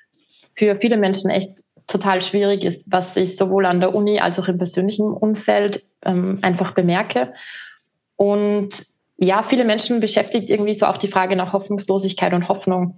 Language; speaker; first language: German; native; German